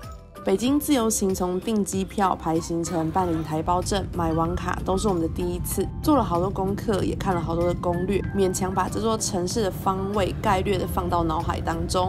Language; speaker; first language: Chinese; native; Chinese